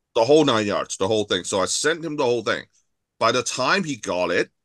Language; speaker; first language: English; non-native, local second language; Cantonese